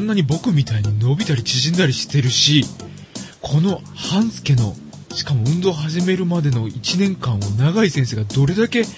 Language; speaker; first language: Japanese; native; Japanese